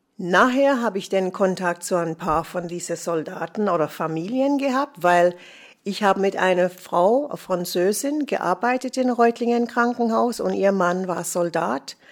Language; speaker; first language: German; non-native, fluent; English